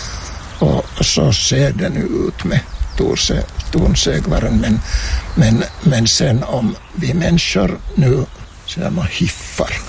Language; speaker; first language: Swedish; non-native, local second language; Finnish